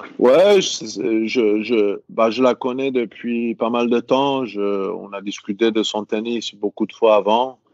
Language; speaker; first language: French; non-native, fluent; Greek